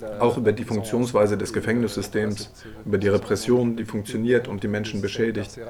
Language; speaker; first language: German; native; German